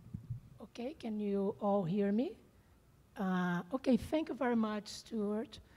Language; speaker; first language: English; non-native, fluent; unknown